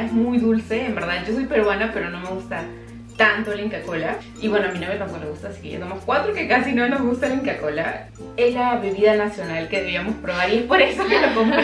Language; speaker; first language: Spanish; native; Spanish